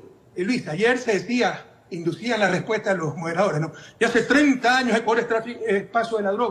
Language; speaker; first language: Spanish; native; Spanish